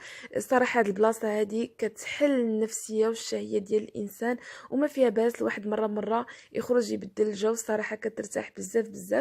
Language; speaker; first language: Arabic; native; Arabic